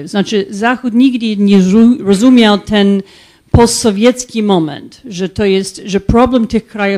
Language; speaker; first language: Polish; non-native, fluent; English